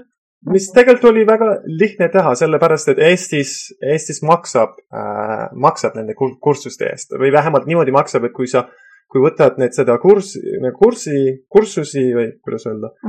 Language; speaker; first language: Estonian; non-native, fluent; Persian